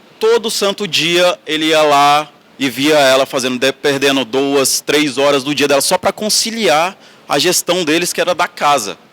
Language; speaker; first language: Portuguese; native; Portuguese